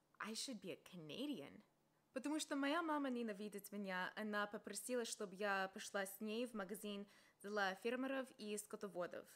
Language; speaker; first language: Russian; non-native, fluent; English